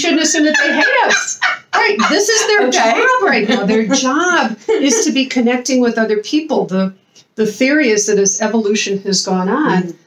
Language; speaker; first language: English; native; English